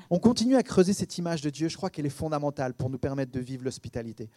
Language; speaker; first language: French; native; French